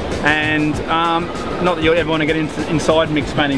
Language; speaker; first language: English; native; English